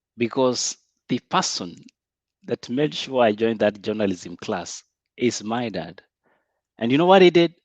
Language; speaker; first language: English; non-native, local second language; Swahili